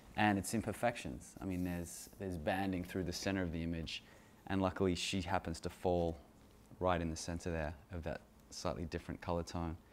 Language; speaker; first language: English; native; English